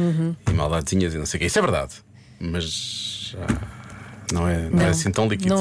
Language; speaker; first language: Portuguese; native; Portuguese